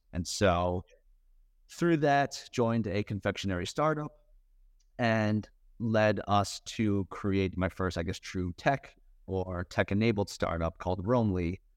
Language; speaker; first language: English; native; English